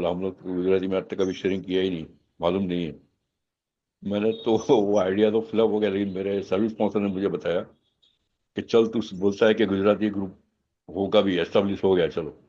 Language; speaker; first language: Hindi; non-native, local second language; Gujarati